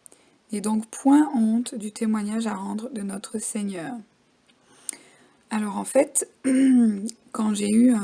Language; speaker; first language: French; native; French